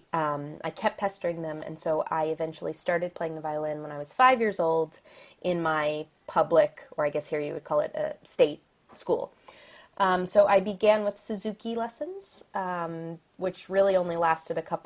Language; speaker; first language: English; native; English